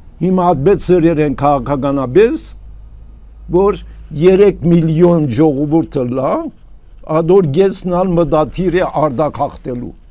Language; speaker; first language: Armenian; early bilingual, heritage; Armenian